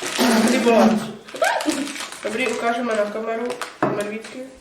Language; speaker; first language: Czech; native; Czech